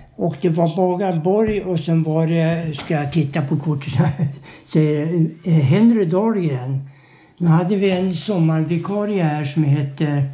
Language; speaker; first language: Swedish; native; Swedish